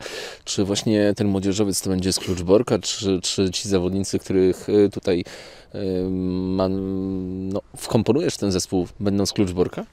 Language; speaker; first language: Polish; native; Polish